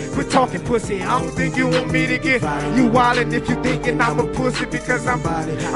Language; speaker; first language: English; native; English